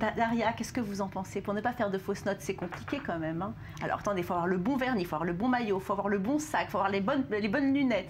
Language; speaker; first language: French; native; French